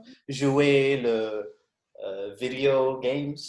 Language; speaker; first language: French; non-native, learner; Arabic